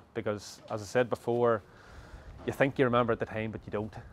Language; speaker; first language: English; native; English